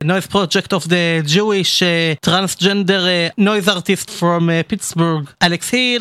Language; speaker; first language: English; non-native, learner; Hebrew